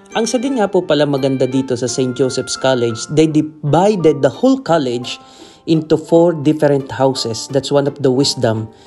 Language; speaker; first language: Filipino; native; Filipino